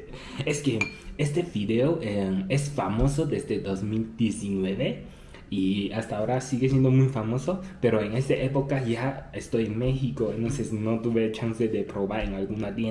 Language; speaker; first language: Spanish; non-native, fluent; Chinese